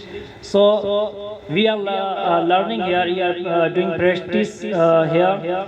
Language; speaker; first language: English; non-native, learner; Urdu